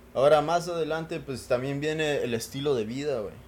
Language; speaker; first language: Spanish; native; Spanish